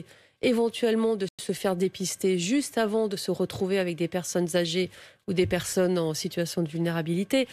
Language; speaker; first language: French; native; French